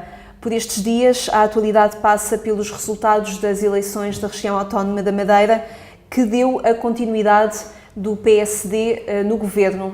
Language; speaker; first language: Portuguese; native; Portuguese